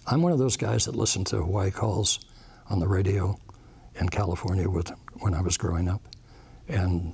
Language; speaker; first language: English; native; English